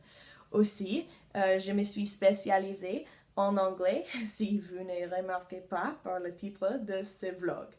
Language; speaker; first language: French; non-native, learner; English